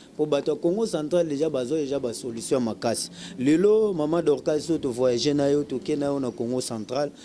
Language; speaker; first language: Lingala; non-native, local second language; Kongo